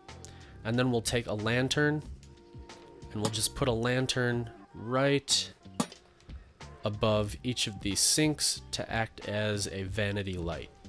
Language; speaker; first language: English; native; English